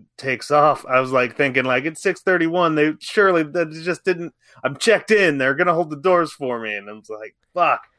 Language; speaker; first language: English; native; English